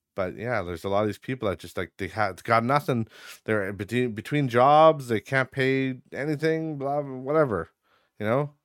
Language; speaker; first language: English; native; English